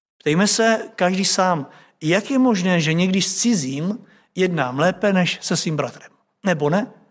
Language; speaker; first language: Czech; native; Czech